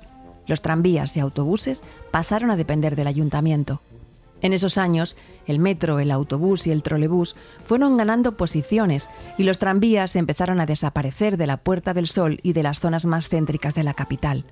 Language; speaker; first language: Spanish; native; Spanish